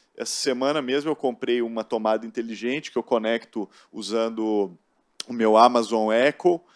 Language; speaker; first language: Portuguese; native; Portuguese